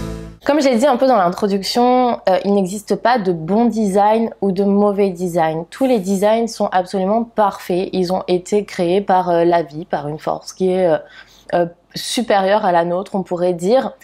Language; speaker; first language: French; native; French